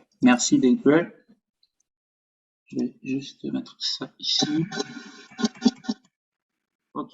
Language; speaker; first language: French; native; French